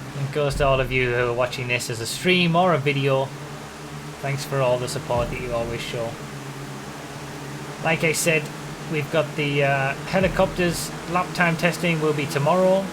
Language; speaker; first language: English; native; English